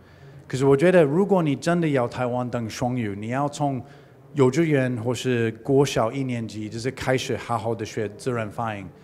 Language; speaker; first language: Chinese; non-native, learner; English